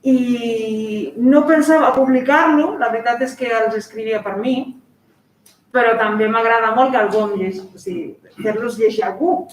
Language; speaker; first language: Catalan; non-native, fluent; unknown